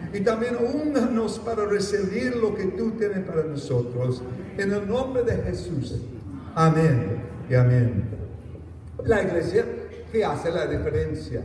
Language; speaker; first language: Spanish; non-native, fluent; English